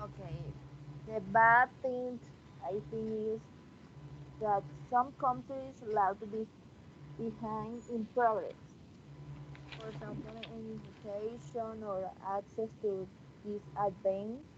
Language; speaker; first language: English; non-native, learner; Spanish